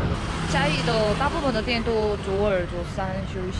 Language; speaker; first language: Chinese; non-native, fluent; Korean